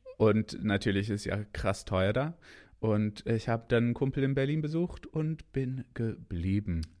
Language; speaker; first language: German; non-native, fluent; English